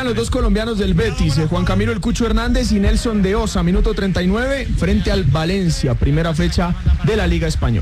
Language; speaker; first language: Spanish; native; Spanish